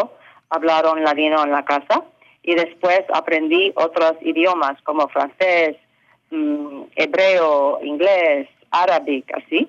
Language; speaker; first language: Spanish; early bilingual, heritage; English